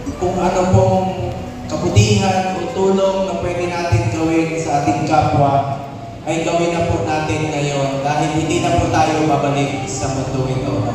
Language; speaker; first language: Filipino; non-native, local second language; Cebuano